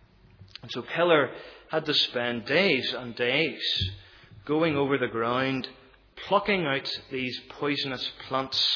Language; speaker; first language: English; native; English